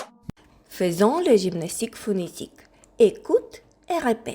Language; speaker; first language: French; non-native, fluent; Ukrainian